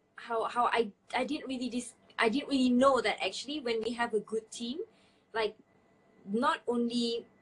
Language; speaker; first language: English; non-native, local second language; Malay